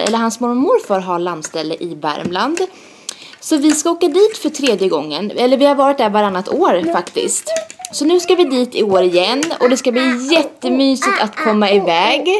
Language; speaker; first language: Swedish; native; Swedish